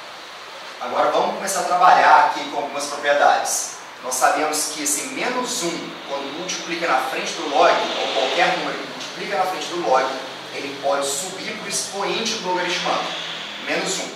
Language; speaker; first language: Portuguese; native; Portuguese